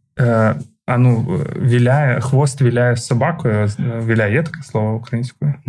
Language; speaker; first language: Ukrainian; non-native, local second language; Russian